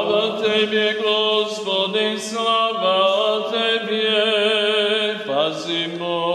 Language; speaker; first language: Bosnian; native; Bosnian